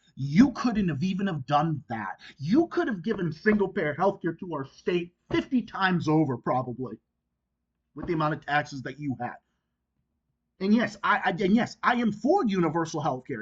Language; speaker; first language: English; native; English